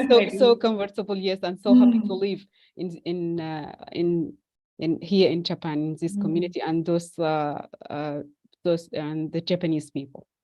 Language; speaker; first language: English; non-native, fluent; Arabic